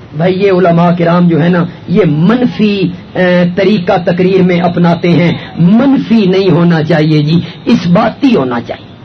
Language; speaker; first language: Urdu; non-native, local second language; Punjabi